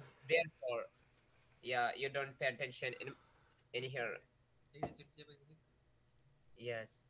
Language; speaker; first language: English; non-native, learner; Pashto